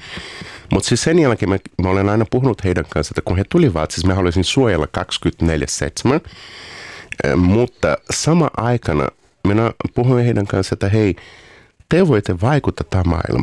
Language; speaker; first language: Finnish; non-native, fluent; Portuguese